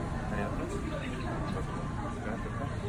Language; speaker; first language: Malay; non-native, local second language; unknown